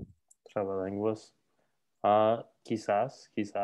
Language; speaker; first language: Spanish; non-native, learner; English